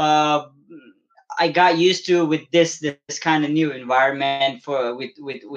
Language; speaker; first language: English; non-native, local second language; Balti